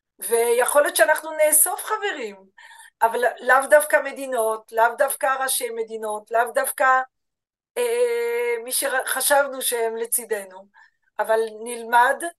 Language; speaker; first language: Hebrew; non-native, fluent; French